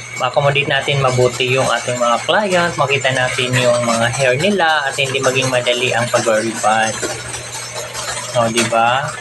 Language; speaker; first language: Filipino; non-native, local second language; Waray